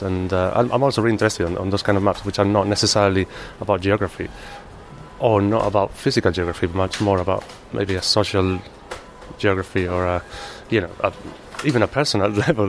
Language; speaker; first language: English; non-native, fluent; Spanish